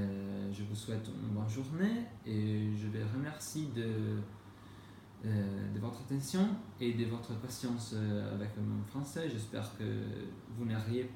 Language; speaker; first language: French; non-native, learner; Italian